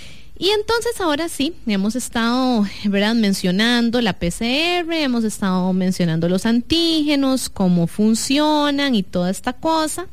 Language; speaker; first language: Spanish; native; Spanish